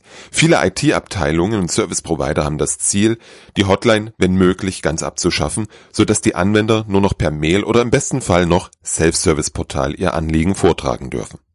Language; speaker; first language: German; native; German